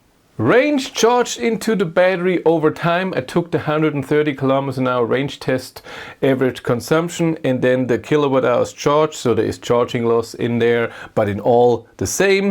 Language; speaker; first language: English; non-native, fluent; German